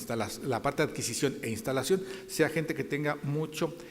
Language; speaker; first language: Spanish; native; Spanish